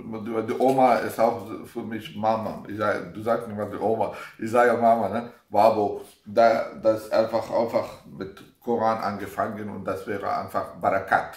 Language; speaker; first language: German; non-native, learner; Pashto